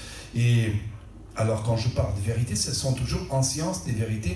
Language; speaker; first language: French; non-native, local second language; Portuguese